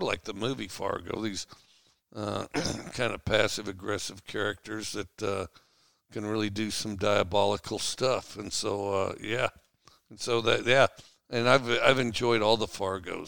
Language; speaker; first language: English; native; English